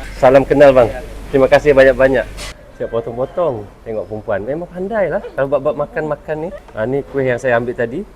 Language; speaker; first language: Malay; native; Malay